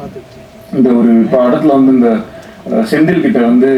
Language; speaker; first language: Tamil; native; Tamil